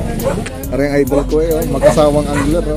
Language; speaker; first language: Filipino; native; Filipino